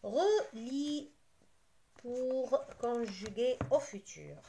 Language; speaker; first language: French; non-native, local second language; Arabic